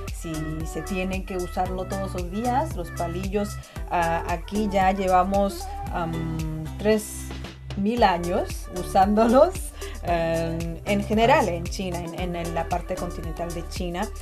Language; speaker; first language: Spanish; non-native, fluent; Chinese